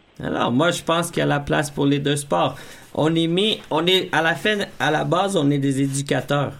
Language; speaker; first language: French; native; French